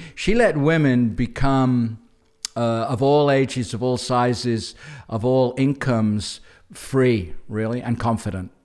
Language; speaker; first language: English; native; English